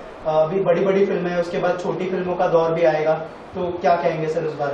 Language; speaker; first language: Hindi; native; Hindi